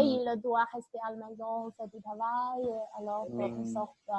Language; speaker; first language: French; non-native, learner; Chinese